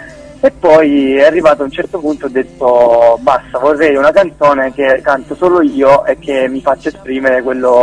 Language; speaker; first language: Italian; native; Italian